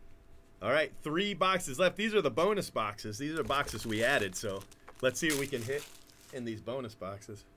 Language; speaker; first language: English; native; English